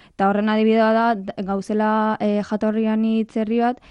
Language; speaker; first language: Basque; non-native, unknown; Arabic